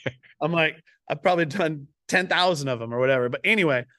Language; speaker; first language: English; native; English